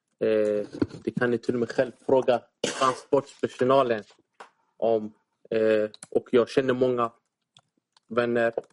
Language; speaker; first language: Swedish; early bilingual, other home language; Arabic